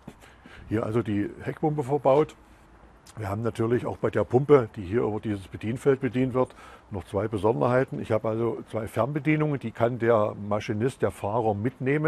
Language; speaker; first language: German; native; German